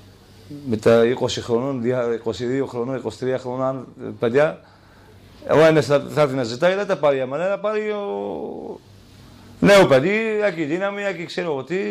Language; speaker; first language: Greek; non-native, learner; Kurdish